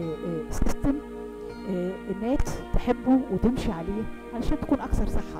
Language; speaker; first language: Arabic; native; Arabic